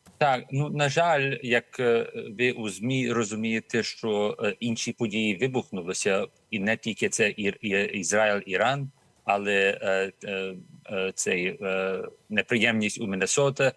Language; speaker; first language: Ukrainian; early bilingual, heritage; Ukrainian